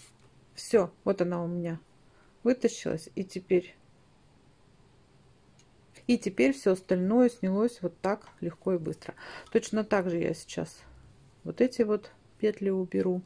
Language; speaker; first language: Russian; native; Russian